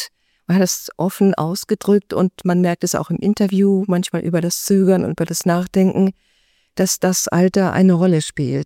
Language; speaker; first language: German; native; German